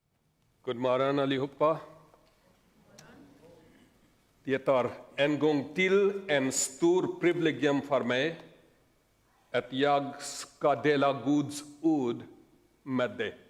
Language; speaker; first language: Swedish; non-native, learner; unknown